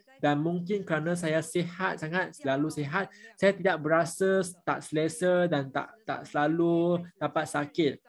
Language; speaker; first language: Malay; non-native, local second language; Chinese